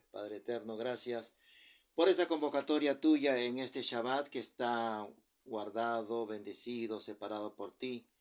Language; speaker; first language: Spanish; native; Spanish